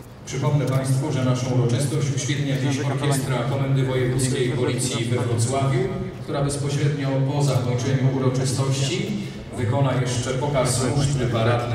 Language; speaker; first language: Polish; native; Polish